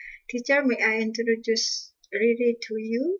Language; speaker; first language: English; non-native, fluent; Indonesian